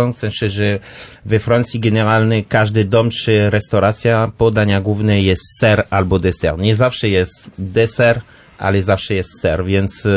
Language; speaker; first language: Polish; non-native, learner; French